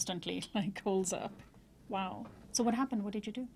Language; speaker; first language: English; native; English